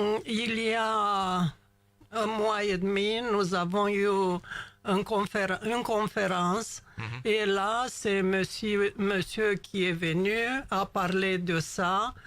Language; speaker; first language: French; non-native, learner; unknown